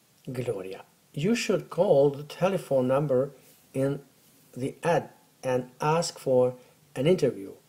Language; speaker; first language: English; non-native, fluent; Albanian